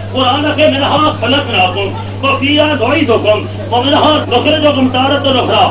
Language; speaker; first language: Urdu; non-native, local second language; Punjabi